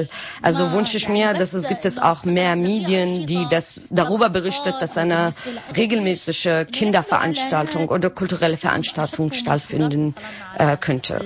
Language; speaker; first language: German; non-native, learner; Arabic